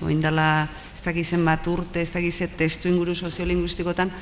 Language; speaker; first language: Basque; native; Basque